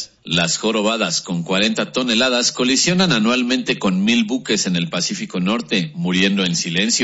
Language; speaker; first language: Spanish; native; Spanish